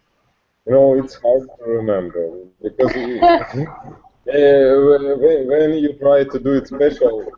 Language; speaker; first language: English; non-native, learner; Russian